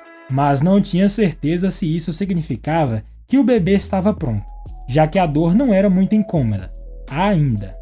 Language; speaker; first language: Portuguese; native; Portuguese